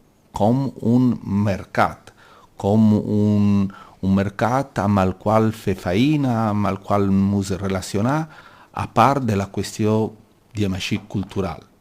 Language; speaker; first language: Catalan; non-native, local second language; Italian